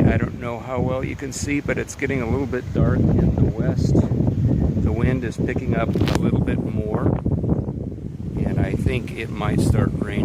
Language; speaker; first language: English; native; English